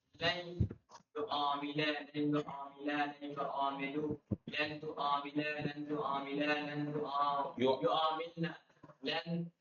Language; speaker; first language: Arabic; non-native, learner; Urdu